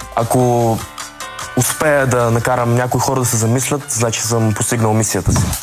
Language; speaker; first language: Bulgarian; early bilingual, other home language; Russian